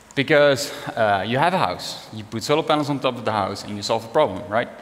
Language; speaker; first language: English; non-native, fluent; Dutch